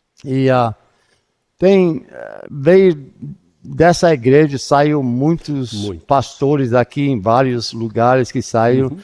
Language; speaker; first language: Portuguese; non-native, fluent; English